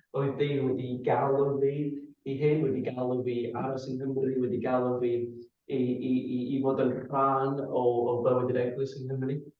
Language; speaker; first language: Welsh; non-native, fluent; English